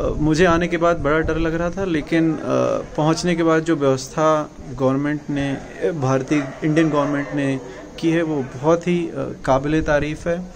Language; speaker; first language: Hindi; native; Hindi